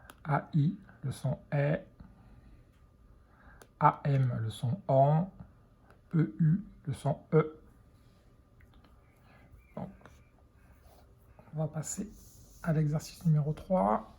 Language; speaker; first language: French; native; French